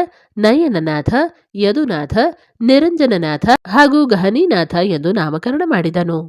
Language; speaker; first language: Kannada; native; Kannada